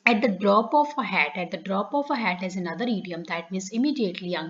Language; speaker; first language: English; non-native, local second language; Punjabi